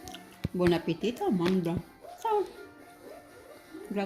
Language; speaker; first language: Italian; non-native, learner; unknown